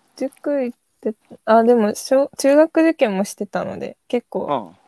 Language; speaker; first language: Japanese; native; Japanese